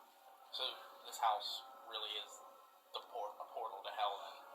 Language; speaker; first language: English; native; English